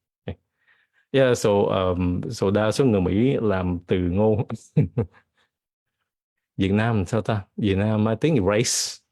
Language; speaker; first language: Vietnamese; early bilingual, heritage; Vietnamese